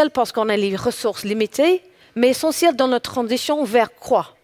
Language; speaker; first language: French; non-native, fluent; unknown